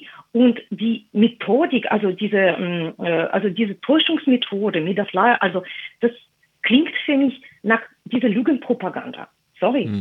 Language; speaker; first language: German; non-native, fluent; Russian